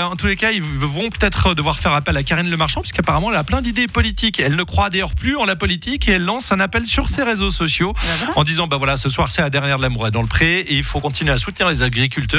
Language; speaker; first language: French; native; French